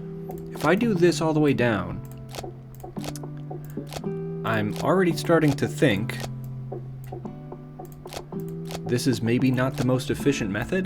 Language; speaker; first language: English; native; English